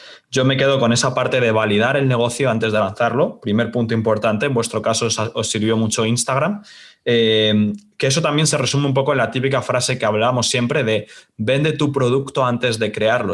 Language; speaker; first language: Spanish; native; Spanish